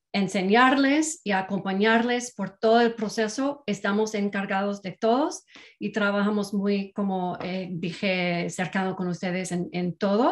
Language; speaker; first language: Spanish; non-native, fluent; English